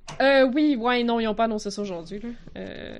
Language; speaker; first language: French; native; French